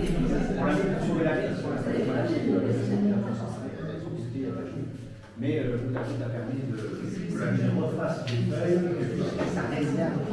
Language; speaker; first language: French; native; French